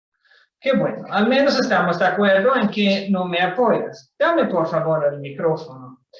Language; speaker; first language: Spanish; non-native, fluent; Swedish